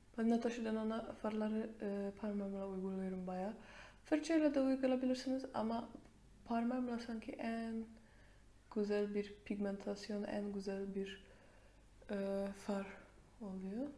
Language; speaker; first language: Turkish; non-native, fluent; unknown